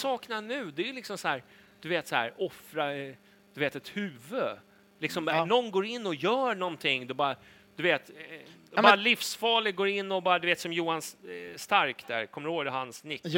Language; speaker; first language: Swedish; native; Swedish